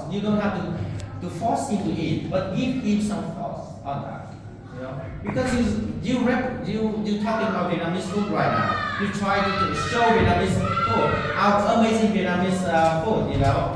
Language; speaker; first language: English; non-native, learner; Vietnamese